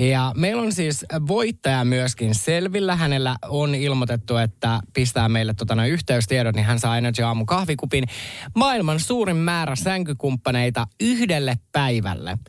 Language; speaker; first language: Finnish; native; Finnish